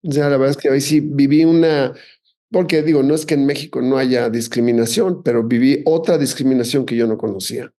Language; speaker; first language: Spanish; native; Spanish